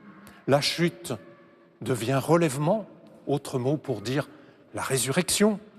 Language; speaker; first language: French; native; French